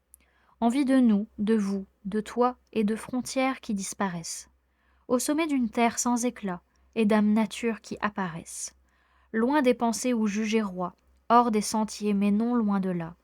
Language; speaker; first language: French; native; French